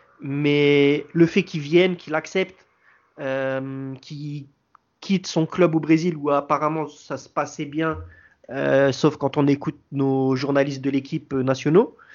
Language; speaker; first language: French; native; French